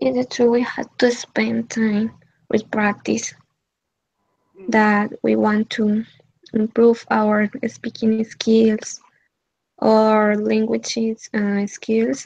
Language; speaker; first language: English; non-native, learner; Spanish